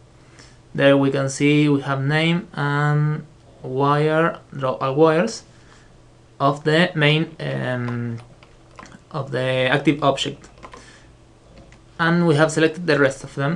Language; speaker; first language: English; non-native, fluent; Spanish